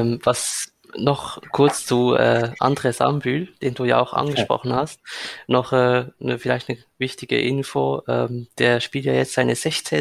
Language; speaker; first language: German; native; German